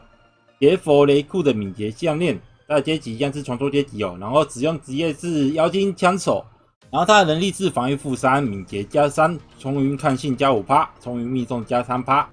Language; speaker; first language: Chinese; native; Chinese